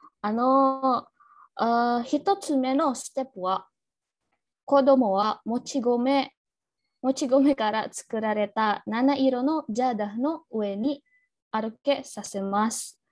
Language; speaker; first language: Japanese; non-native, learner; Indonesian